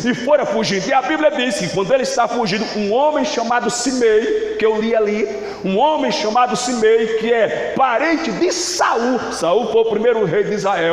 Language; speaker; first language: Portuguese; native; Portuguese